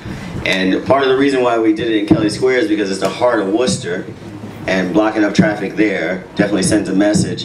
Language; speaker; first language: English; native; English